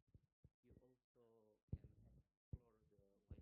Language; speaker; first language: English; non-native, local second language; Indonesian